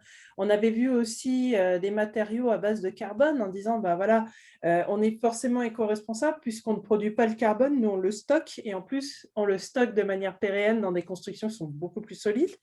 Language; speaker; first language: French; native; French